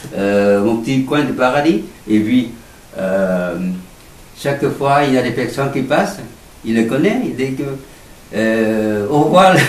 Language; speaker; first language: French; non-native, learner; Vietnamese